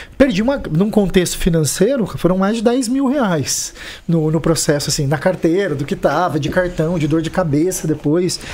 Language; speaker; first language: Portuguese; native; Portuguese